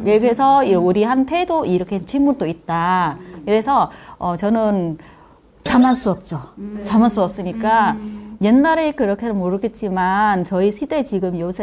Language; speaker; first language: Korean; non-native, learner; Vietnamese